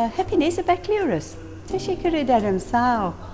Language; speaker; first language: Turkish; non-native, learner; English